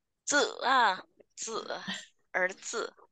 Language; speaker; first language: Chinese; non-native, fluent; Vietnamese